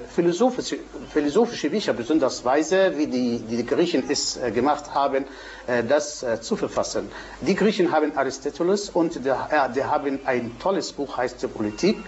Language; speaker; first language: German; non-native, fluent; Arabic